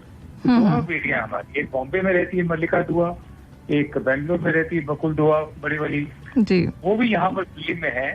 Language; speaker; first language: Hindi; native; Hindi